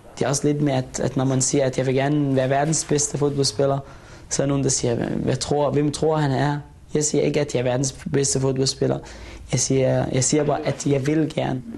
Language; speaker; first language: Danish; non-native, fluent; Arabic